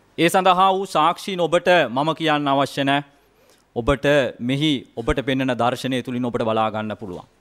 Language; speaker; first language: Sinhala; non-native, local second language; Tamil